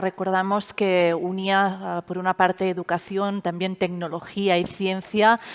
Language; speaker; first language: Spanish; non-native, local second language; Catalan